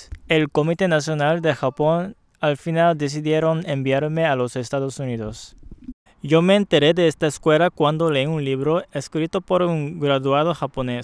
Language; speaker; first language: Spanish; non-native, fluent; Japanese